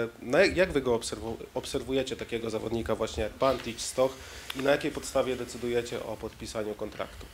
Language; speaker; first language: Polish; native; Polish